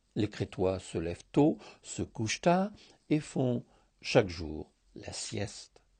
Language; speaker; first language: French; early bilingual, heritage; Greek